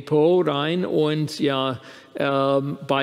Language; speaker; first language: German; non-native, fluent; English